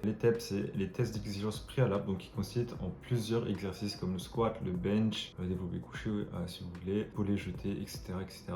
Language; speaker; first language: French; native; French